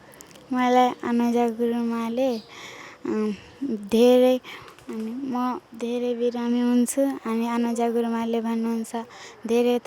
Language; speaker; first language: Nepali; non-native, fluent; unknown